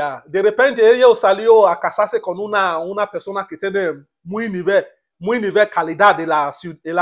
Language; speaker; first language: Spanish; non-native, learner; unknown